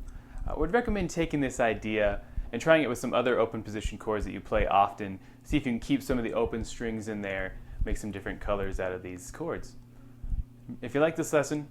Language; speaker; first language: English; native; English